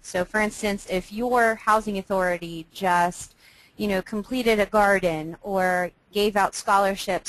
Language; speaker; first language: English; native; English